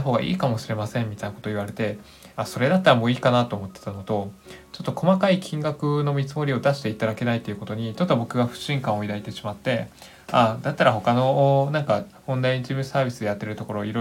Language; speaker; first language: Japanese; native; Japanese